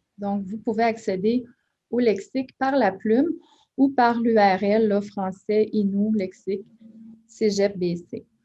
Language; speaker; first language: French; native; French